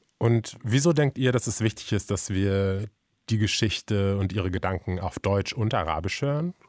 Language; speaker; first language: German; native; German